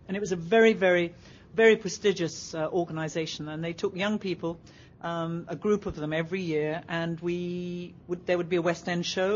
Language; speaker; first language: English; native; English